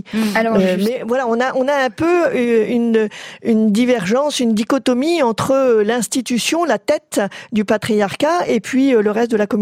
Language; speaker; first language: French; native; French